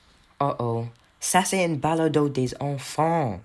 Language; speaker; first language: French; non-native, learner; English